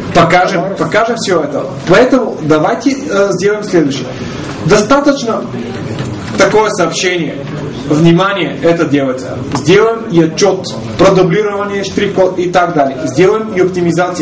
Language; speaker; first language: Russian; non-native, fluent; Bulgarian